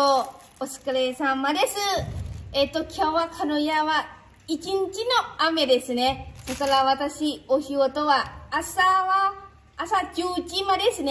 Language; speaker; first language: Japanese; non-native, learner; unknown